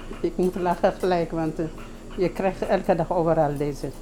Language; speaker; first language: Dutch; non-native, learner; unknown